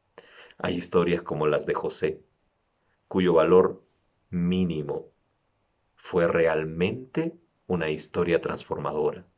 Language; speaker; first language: Spanish; native; Spanish